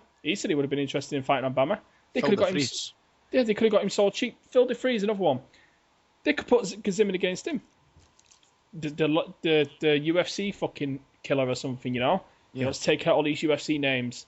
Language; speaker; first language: English; native; English